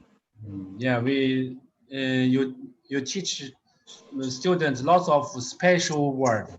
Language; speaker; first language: English; non-native, learner; Chinese